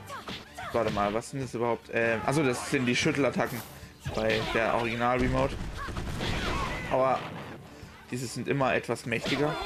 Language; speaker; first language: German; native; German